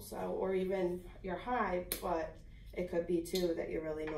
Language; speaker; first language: English; native; English